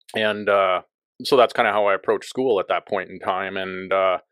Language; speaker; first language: English; native; English